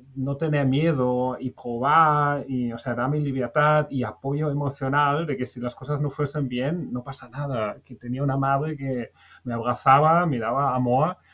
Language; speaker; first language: Spanish; non-native, fluent; German